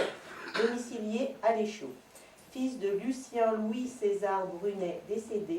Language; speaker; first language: French; native; French